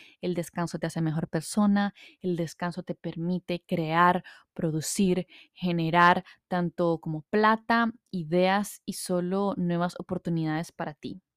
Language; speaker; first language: Spanish; early bilingual, heritage; Spanish